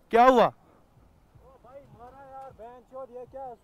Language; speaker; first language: Hindi; native; Hindi